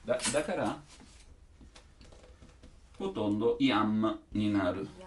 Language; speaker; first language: Japanese; non-native, learner; Italian